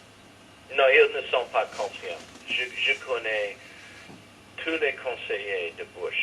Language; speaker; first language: French; non-native, fluent; English